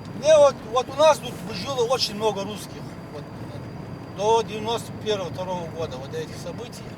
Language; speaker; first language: Russian; non-native, local second language; Ingush